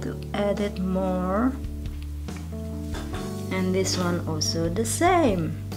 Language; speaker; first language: English; non-native, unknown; Indonesian